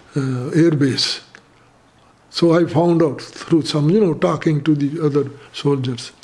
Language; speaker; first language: English; non-native, fluent; Punjabi